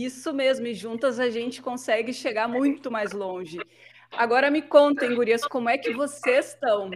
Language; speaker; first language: Portuguese; native; Portuguese